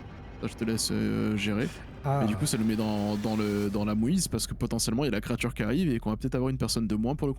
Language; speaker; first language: French; native; French